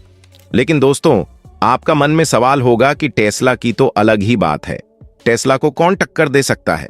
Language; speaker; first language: Hindi; native; Hindi